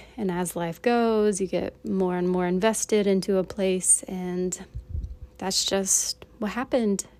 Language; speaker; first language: English; native; English